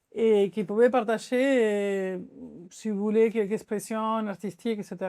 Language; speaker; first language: French; non-native, fluent; Spanish